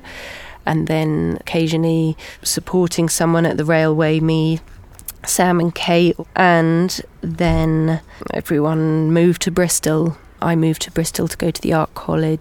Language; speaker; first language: English; native; English